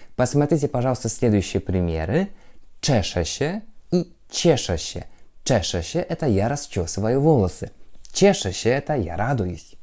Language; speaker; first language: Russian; non-native, fluent; Polish